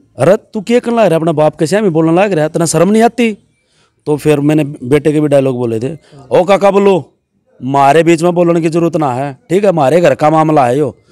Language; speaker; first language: Hindi; native; Hindi